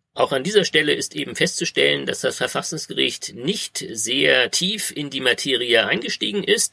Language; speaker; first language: German; native; German